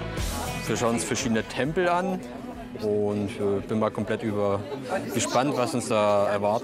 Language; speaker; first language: German; native; German